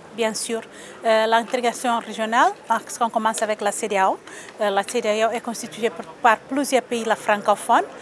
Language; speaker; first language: French; non-native, fluent; Portuguese